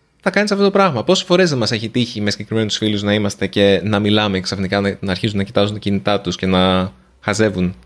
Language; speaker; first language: Greek; native; Greek